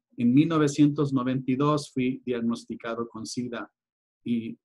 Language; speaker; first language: Spanish; early bilingual, heritage; Spanish